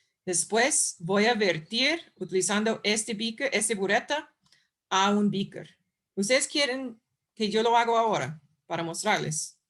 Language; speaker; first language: Spanish; non-native, fluent; English